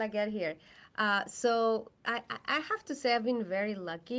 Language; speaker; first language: English; non-native, fluent; Spanish